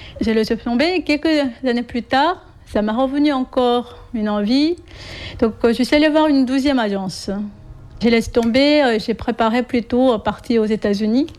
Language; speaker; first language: French; non-native, fluent; Korean